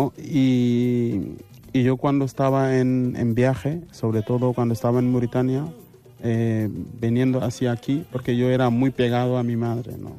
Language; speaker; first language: Spanish; non-native, fluent; Wolof